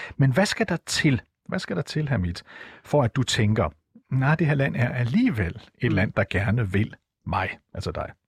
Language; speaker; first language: Danish; native; Danish